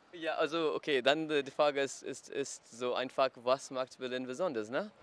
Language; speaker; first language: German; non-native, learner; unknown